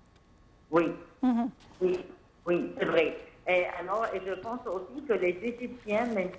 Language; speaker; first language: French; non-native, fluent; Arabic